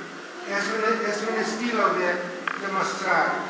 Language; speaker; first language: Spanish; non-native, learner; English